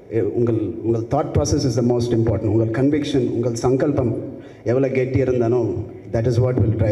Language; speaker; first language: Tamil; non-native, local second language; Telugu